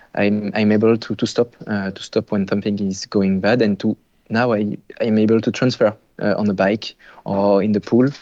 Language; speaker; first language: English; non-native, fluent; French